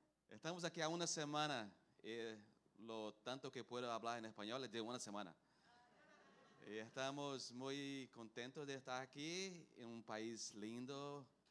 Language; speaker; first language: Spanish; non-native, learner; Portuguese